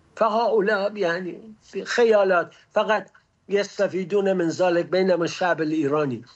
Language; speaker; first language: Arabic; non-native, fluent; Persian